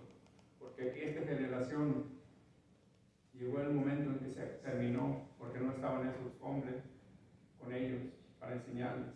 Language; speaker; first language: Spanish; native; Spanish